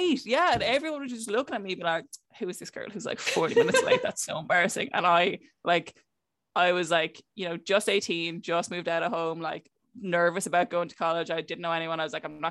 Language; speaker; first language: English; native; English